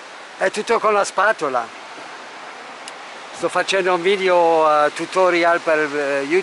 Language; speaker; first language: Italian; non-native, fluent; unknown